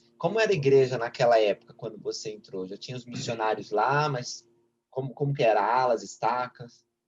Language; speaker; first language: Portuguese; native; Portuguese